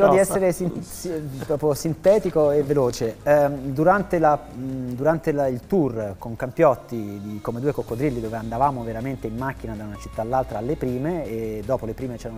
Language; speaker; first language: Italian; native; Italian